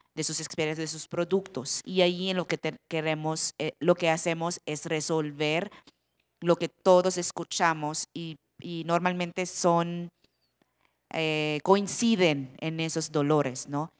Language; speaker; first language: Spanish; non-native, fluent; Filipino